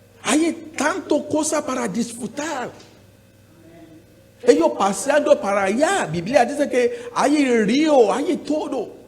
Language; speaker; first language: Spanish; non-native, learner; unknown